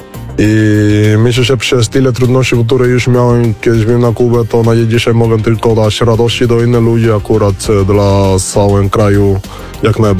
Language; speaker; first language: Polish; non-native, learner; Spanish